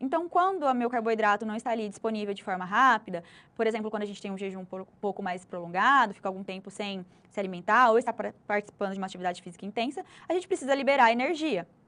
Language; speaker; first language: Portuguese; native; Portuguese